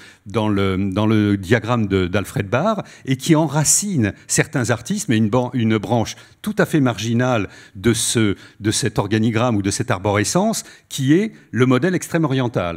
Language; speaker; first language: French; native; French